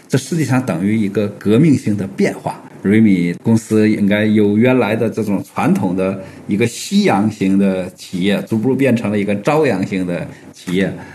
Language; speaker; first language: Chinese; native; Chinese